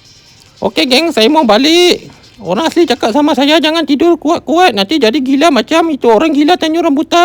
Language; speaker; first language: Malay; non-native, local second language; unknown